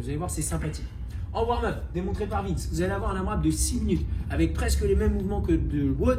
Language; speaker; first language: French; native; French